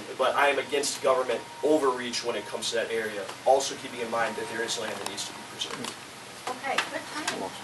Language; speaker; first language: English; native; English